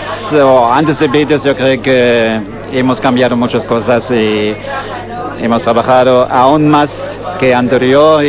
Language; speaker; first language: Spanish; non-native, fluent; German